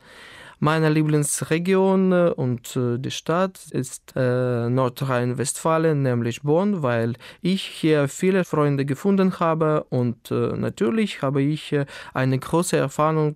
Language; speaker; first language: German; non-native, fluent; Ukrainian